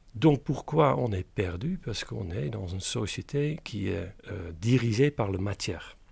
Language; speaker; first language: French; non-native, fluent; Dutch